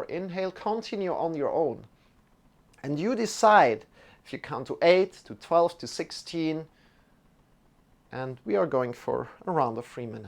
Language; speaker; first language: English; non-native, fluent; German